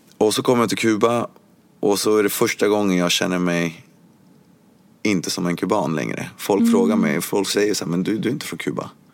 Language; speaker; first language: Swedish; early bilingual, other home language; Spanish